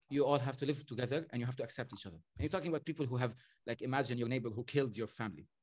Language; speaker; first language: English; non-native, fluent; Arabic